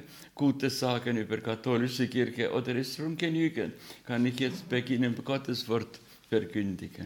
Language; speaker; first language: German; non-native, fluent; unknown